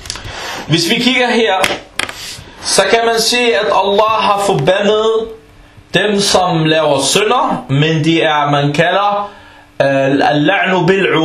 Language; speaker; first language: Danish; early bilingual, other home language; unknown